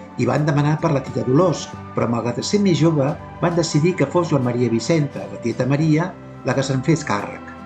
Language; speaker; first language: Catalan; native; Catalan